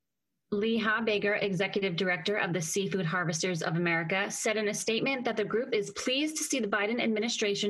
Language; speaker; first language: English; native; English